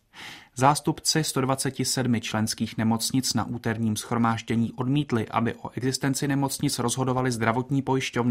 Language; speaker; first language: Czech; native; Czech